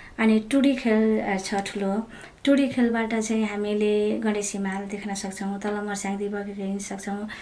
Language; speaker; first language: Nepali; native; Nepali